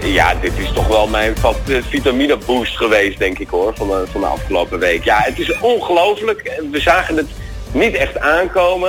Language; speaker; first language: Dutch; native; Dutch